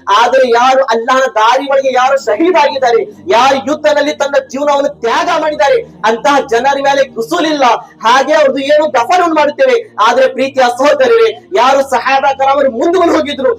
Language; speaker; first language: Kannada; non-native, local second language; Urdu